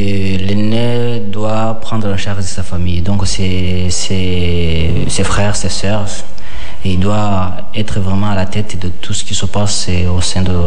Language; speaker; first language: French; non-native, local second language; Kinyarwanda